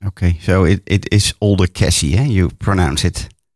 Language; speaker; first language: English; non-native, fluent; Dutch